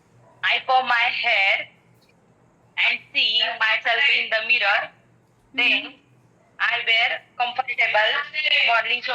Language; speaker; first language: English; non-native, learner; Marathi